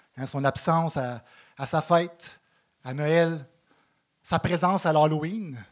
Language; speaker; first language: French; native; French